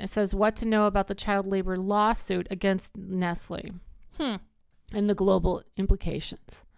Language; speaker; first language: English; native; English